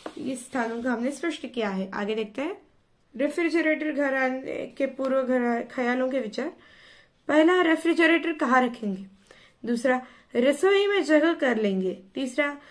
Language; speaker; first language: Hindi; non-native, local second language; Marathi